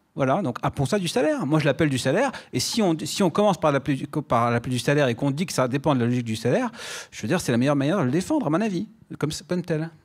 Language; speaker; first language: French; native; French